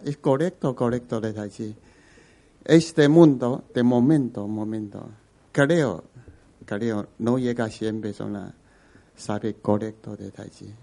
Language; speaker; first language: Spanish; non-native, learner; Chinese